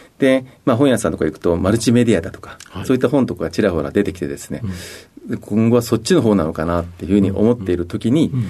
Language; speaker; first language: Japanese; native; Japanese